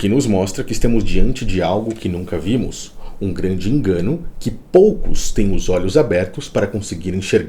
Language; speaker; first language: Portuguese; native; Portuguese